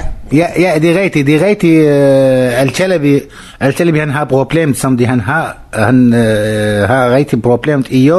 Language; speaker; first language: Danish; non-native, learner; Arabic